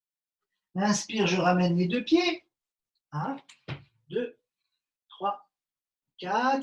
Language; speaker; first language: French; native; French